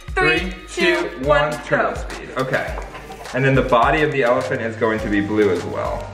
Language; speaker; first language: English; native; English